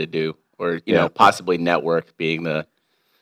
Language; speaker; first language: English; native; English